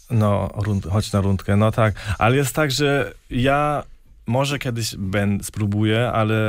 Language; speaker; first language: Polish; early bilingual, heritage; German